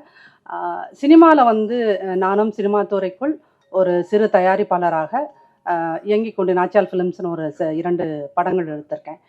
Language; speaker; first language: Tamil; native; Tamil